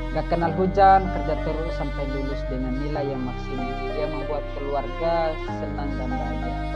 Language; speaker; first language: Indonesian; non-native, local second language; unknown